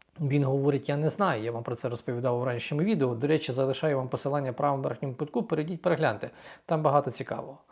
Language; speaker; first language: Ukrainian; native; Ukrainian